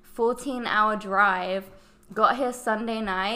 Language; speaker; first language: English; native; English